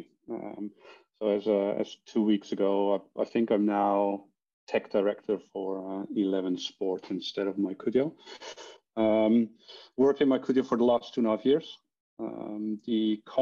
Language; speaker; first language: English; non-native, fluent; Dutch